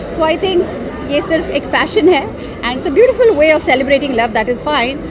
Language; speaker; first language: Hindi; native; Hindi